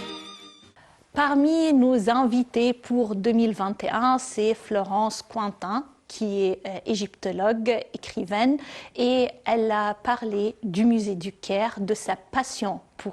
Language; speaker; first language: French; non-native, fluent; Arabic